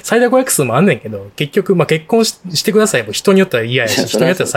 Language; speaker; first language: Japanese; native; Japanese